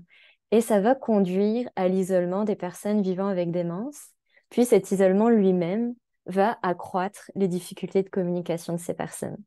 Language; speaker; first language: French; native; French